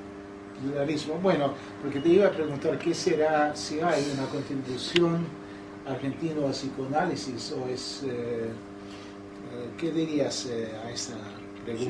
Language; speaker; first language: Spanish; non-native, fluent; English